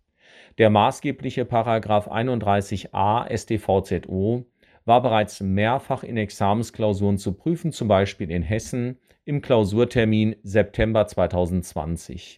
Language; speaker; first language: German; native; German